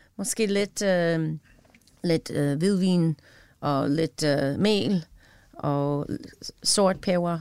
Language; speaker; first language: Danish; non-native, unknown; English